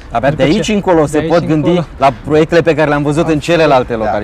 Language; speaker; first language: Romanian; native; Romanian